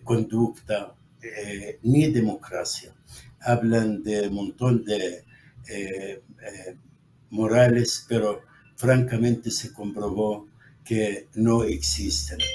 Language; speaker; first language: Spanish; non-native, fluent; Arabic